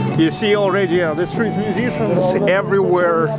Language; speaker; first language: English; non-native, learner; Russian